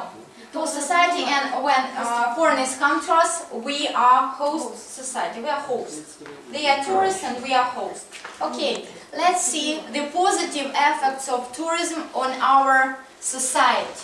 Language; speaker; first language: English; non-native, fluent; Russian